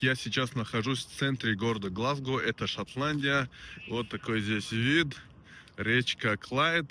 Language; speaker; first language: Russian; non-native, local second language; Tajik